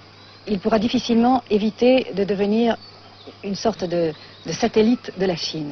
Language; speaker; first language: French; native; French